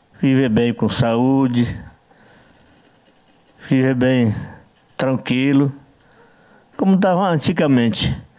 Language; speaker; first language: Portuguese; non-native, learner; Yanomámi